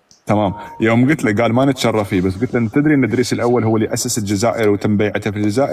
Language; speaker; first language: Arabic; native; Arabic